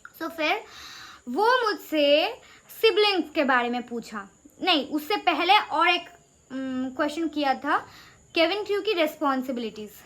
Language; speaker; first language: Hindi; non-native, local second language; Bangla